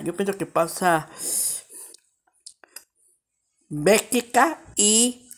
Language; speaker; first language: Spanish; early bilingual, heritage; Spanish